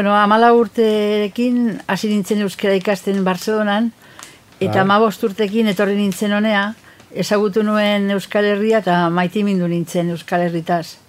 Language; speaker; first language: Basque; non-native, fluent; Catalan